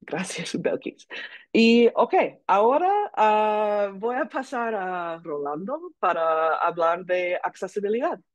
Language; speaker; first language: Spanish; non-native, learner; English